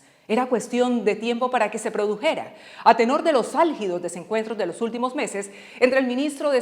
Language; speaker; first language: Spanish; native; Spanish